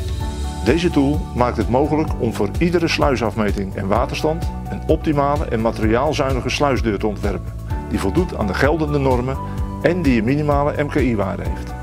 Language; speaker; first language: Dutch; native; Dutch